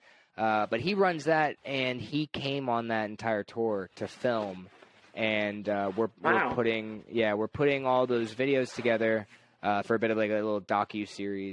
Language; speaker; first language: English; native; English